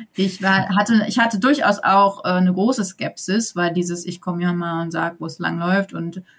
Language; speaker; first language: German; native; German